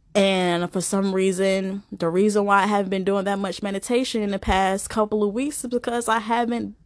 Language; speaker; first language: English; native; English